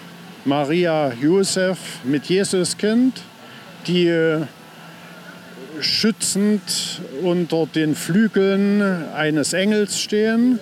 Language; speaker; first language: German; native; German